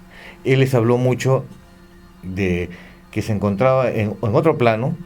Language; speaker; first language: Spanish; native; Spanish